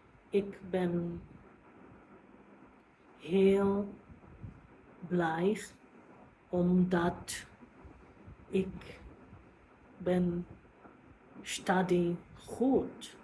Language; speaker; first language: Dutch; non-native, learner; English